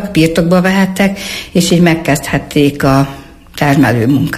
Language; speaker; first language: Hungarian; native; Hungarian